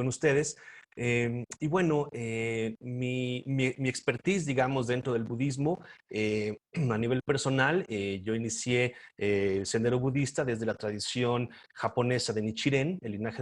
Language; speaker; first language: Spanish; native; Spanish